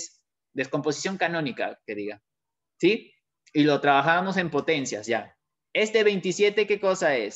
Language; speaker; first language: Spanish; native; Spanish